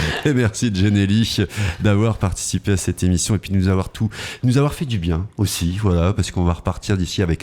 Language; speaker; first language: French; native; French